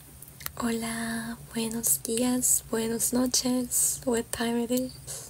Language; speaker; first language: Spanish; non-native, learner; Georgian